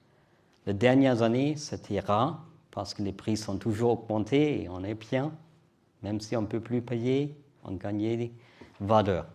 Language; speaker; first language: French; non-native, learner; German